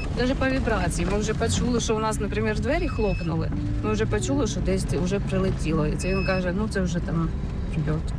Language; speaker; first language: Ukrainian; native; Ukrainian